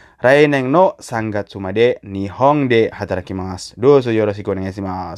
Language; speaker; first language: Japanese; non-native, learner; Indonesian